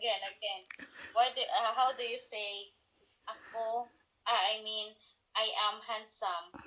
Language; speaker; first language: English; non-native, local second language; Cebuano